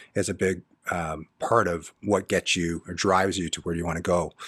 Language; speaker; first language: English; native; English